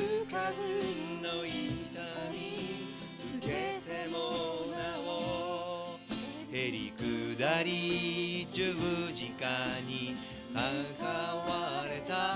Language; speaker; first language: Japanese; native; Japanese